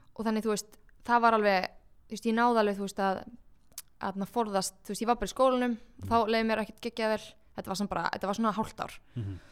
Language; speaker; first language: Icelandic; native; Icelandic